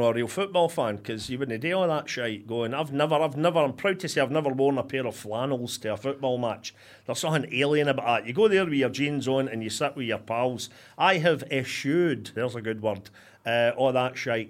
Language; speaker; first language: English; native; English